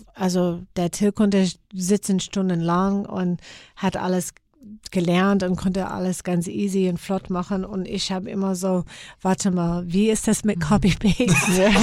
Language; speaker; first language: German; non-native, fluent; English